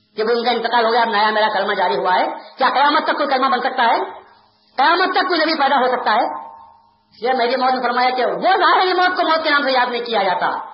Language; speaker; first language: Urdu; native; Urdu